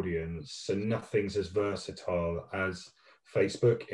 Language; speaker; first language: English; native; English